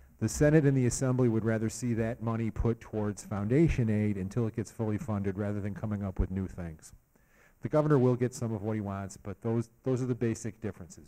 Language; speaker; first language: English; native; English